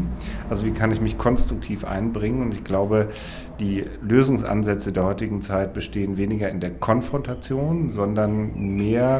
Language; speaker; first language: German; native; German